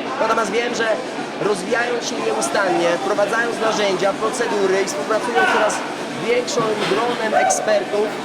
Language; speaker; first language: Polish; native; Polish